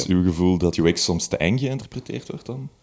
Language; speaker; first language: Dutch; native; Dutch